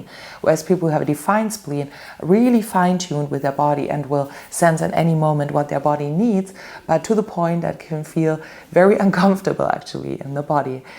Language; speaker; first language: English; non-native, fluent; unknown